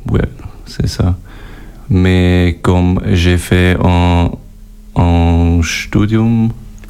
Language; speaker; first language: French; non-native, local second language; German